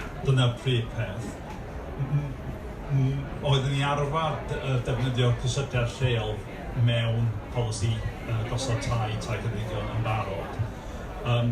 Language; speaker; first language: Welsh; non-native, local second language; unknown